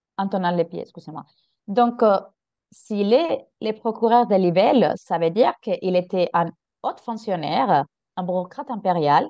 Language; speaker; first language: French; non-native, fluent; Spanish